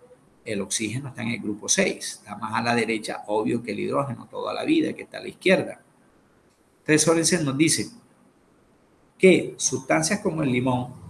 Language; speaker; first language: Spanish; native; Spanish